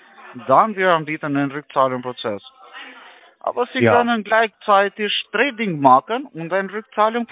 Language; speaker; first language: German; non-native, learner; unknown